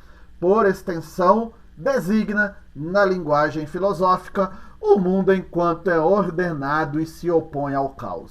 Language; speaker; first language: Portuguese; native; Portuguese